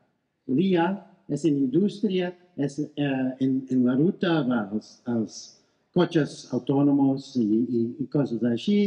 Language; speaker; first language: Catalan; non-native, fluent; English